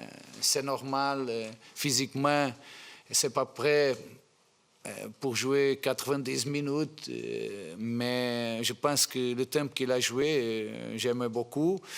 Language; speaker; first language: French; non-native, fluent; Portuguese